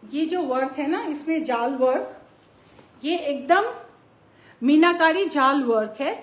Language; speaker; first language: Hindi; non-native, local second language; Bangla